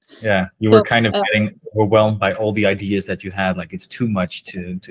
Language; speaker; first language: English; non-native, fluent; Dutch